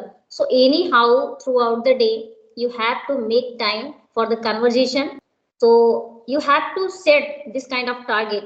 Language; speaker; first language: English; non-native, local second language; Hindi